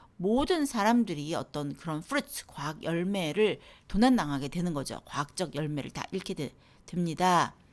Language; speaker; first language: Korean; native; Korean